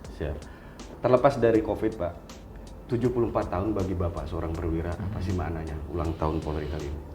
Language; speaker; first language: Indonesian; native; Indonesian